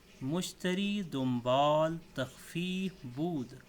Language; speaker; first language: Persian; non-native, fluent; Urdu